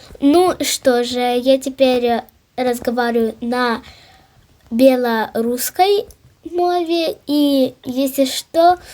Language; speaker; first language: Russian; non-native, local second language; Ukrainian